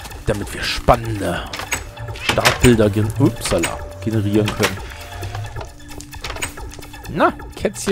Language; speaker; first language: German; native; German